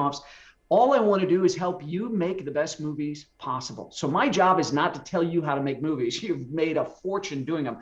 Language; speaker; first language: English; native; English